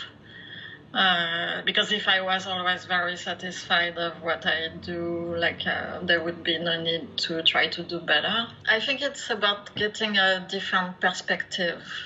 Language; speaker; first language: English; non-native, fluent; French